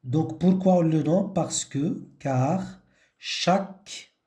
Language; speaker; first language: French; non-native, local second language; Arabic